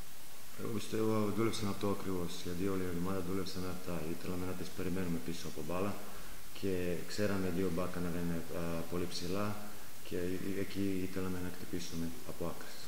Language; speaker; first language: Greek; non-native, fluent; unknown